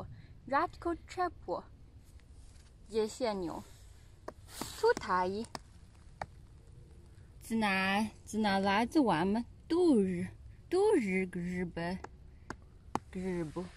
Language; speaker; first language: Polish; non-native, learner; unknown